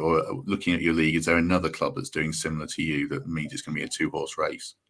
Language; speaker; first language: English; native; English